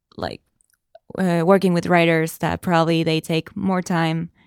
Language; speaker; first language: English; non-native, fluent; Spanish